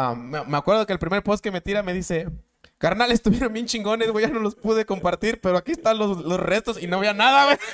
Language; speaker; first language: Spanish; native; Spanish